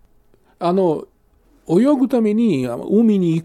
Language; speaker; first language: Japanese; non-native, fluent; Portuguese